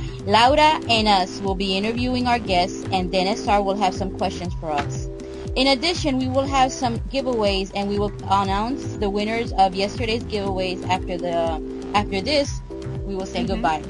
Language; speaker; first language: English; non-native, local second language; Spanish